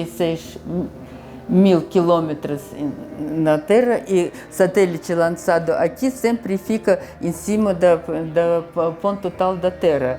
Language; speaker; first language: Portuguese; non-native, fluent; Russian